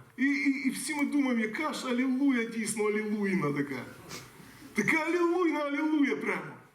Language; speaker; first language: Ukrainian; non-native, local second language; Russian